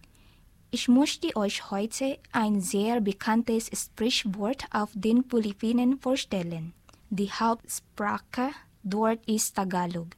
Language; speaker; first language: German; non-native, learner; Filipino